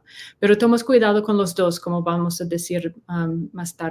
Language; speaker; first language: Spanish; non-native, learner; English